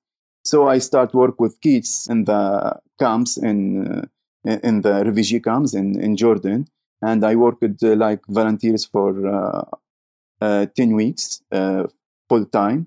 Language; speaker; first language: English; non-native, learner; Arabic